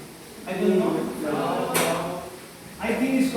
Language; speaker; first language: English; non-native, learner; Spanish